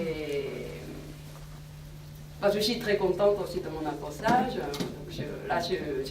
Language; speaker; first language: French; non-native, learner; Korean